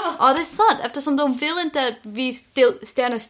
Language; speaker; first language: Swedish; non-native, learner; English